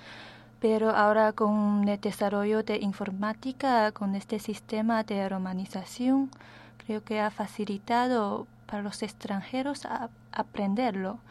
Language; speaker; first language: Spanish; non-native, fluent; Chinese